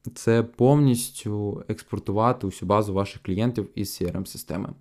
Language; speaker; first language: Ukrainian; non-native, local second language; Russian